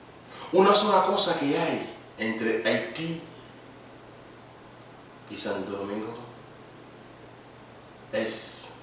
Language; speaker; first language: Spanish; non-native, learner; Haitian Creole